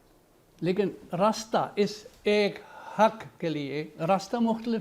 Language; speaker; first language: Hindi; non-native, fluent; English